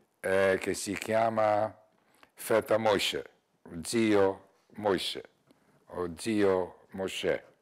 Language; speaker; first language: Italian; non-native, learner; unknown